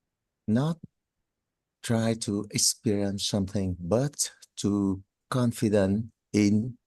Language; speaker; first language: English; non-native, learner; Vietnamese